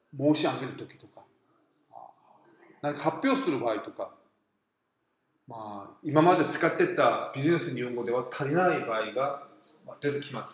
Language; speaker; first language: Japanese; non-native, fluent; Korean